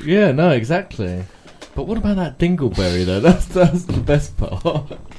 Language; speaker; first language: English; native; English